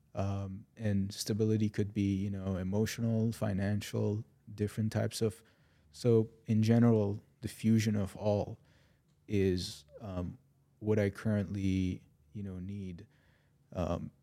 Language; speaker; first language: English; non-native, fluent; Arabic